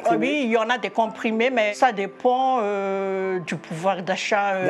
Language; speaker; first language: French; non-native, local second language; Malagasy